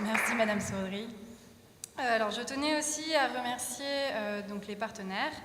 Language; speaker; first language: French; native; French